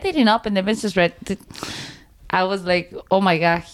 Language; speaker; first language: English; non-native, learner; Spanish